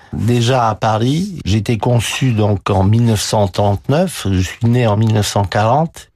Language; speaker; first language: French; non-native, fluent; Romanian